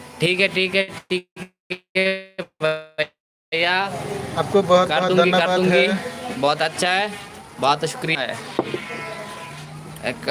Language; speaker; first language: Hindi; non-native, learner; Bangla